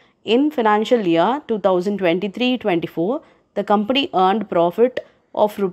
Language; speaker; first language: English; non-native, local second language; Tamil